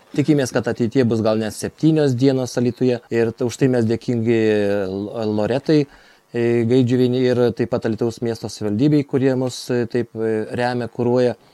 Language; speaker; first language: Lithuanian; native; Lithuanian